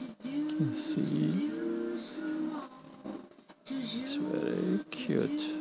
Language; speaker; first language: English; non-native, learner; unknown